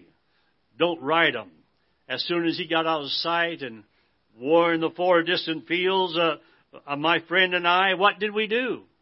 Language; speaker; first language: English; native; English